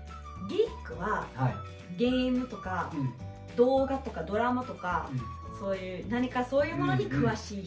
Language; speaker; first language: Japanese; non-native, fluent; English